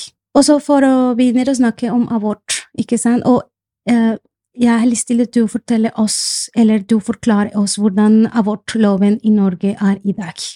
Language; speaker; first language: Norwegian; non-native, fluent; Spanish